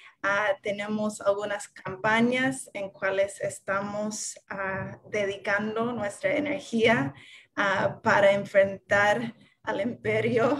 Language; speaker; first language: Spanish; non-native, fluent; English